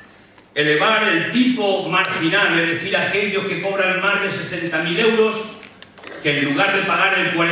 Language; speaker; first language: Spanish; native; Spanish